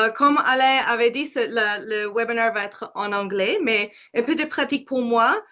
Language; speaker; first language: French; non-native, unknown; English